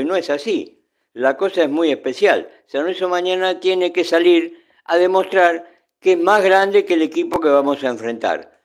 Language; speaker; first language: Spanish; native; Spanish